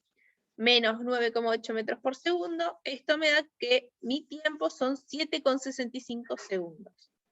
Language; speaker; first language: Spanish; native; Spanish